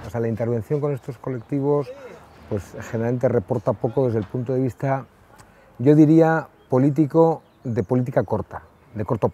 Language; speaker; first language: Spanish; native; Spanish